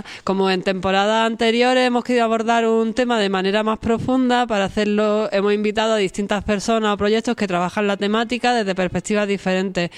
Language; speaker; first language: Spanish; native; Spanish